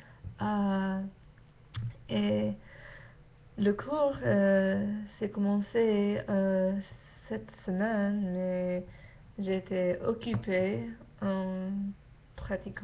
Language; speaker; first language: French; non-native, learner; English